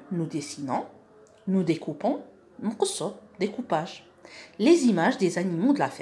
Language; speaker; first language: French; non-native, local second language; Arabic